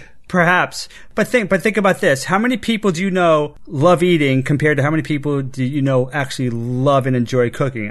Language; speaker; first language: English; native; English